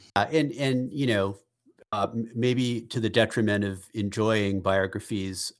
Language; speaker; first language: English; native; English